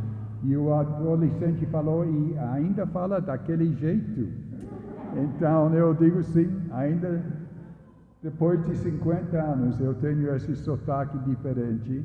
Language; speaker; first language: Portuguese; non-native, fluent; English